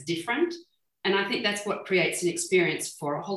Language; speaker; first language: English; native; English